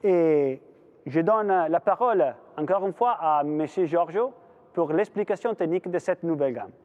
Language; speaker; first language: French; non-native, fluent; Italian